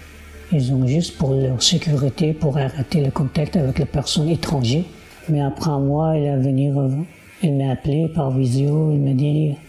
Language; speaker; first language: French; non-native, learner; Uyghur